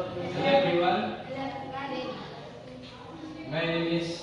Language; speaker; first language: English; non-native, learner; Indonesian